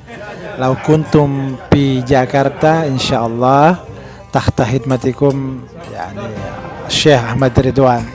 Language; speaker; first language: Arabic; non-native, fluent; Indonesian